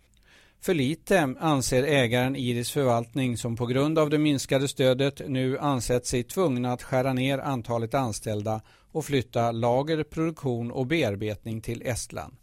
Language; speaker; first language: Swedish; native; Swedish